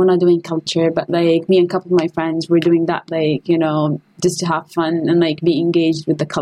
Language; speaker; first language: English; non-native, fluent; Arabic